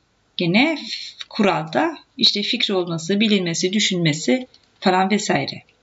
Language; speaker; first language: Turkish; native; Turkish